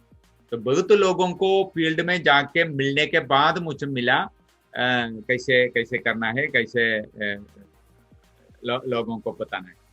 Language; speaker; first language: Hindi; non-native, local second language; Malayalam